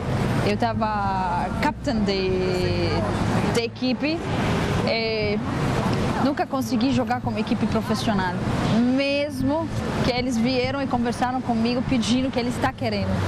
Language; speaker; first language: Portuguese; non-native, fluent; Arabic